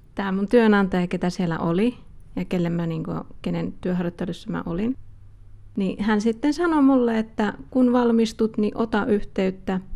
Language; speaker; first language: Finnish; native; Finnish